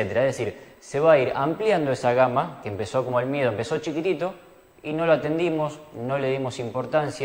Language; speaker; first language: Spanish; native; Spanish